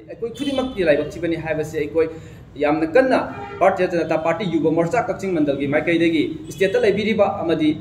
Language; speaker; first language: Manipuri; native; Manipuri